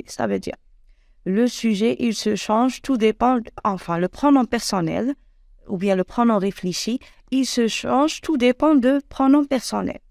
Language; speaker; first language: French; non-native, local second language; Arabic